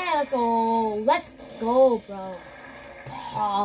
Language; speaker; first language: English; native; English